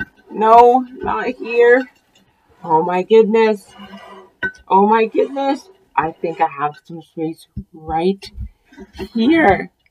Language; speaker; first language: English; early bilingual, other home language; French